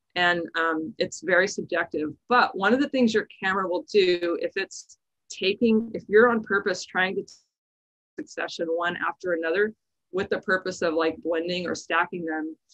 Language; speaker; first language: English; native; English